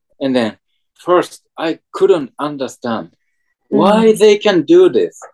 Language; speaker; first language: English; non-native, fluent; Japanese